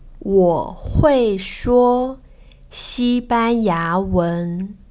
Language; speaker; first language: Chinese; non-native, fluent; Spanish